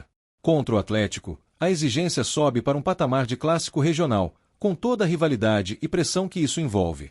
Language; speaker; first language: Portuguese; native; Portuguese